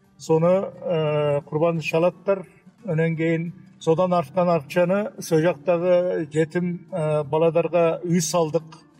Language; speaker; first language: Kazakh; early bilingual, heritage; Kazakh